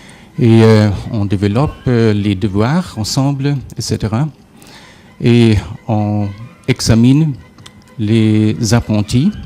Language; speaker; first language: French; non-native, fluent; German